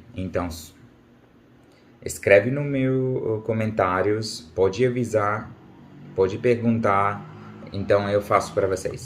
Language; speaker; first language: Portuguese; non-native, learner; Urdu